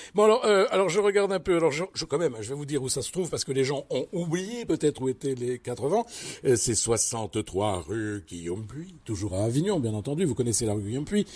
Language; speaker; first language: French; native; French